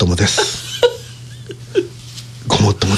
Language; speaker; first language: Japanese; native; Japanese